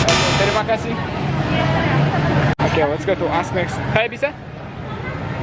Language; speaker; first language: Indonesian; non-native, learner; Kazakh